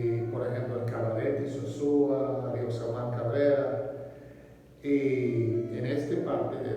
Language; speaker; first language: Spanish; non-native, learner; English